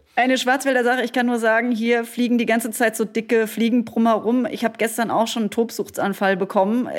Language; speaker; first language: German; native; German